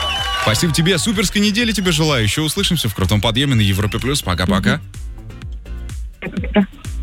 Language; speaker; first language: Russian; native; Russian